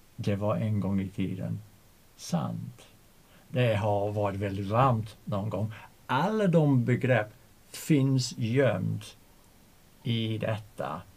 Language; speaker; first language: Swedish; non-native, fluent; English